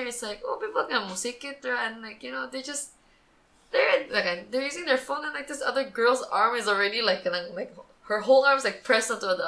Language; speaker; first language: English; native; English